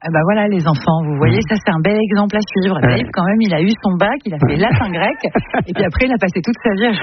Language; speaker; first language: French; native; French